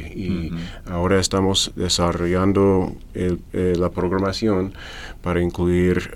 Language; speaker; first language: Spanish; non-native, fluent; English